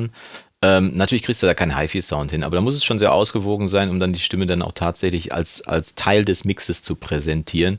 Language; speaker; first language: German; native; German